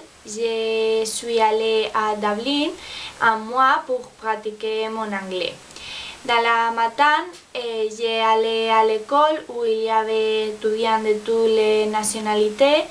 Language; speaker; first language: French; non-native, learner; Spanish